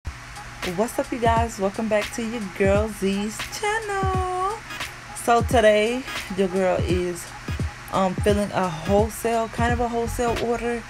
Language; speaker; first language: English; native; English